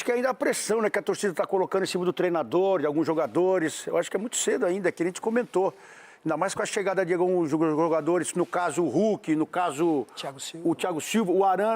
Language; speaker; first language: Portuguese; native; Portuguese